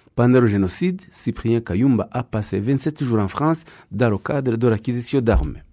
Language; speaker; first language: French; non-native, local second language; Kinyarwanda